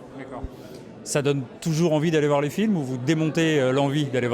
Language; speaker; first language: French; native; French